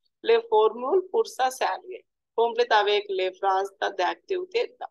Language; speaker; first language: French; non-native, fluent; Telugu